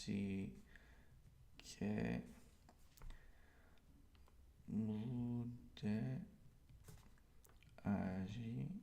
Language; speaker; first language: Spanish; non-native, learner; English